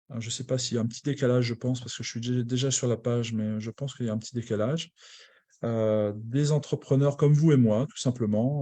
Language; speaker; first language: French; native; French